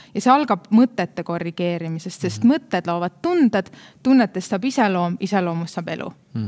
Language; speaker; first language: Estonian; native; Estonian